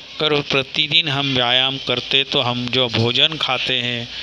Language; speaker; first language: Hindi; non-native, local second language; Marathi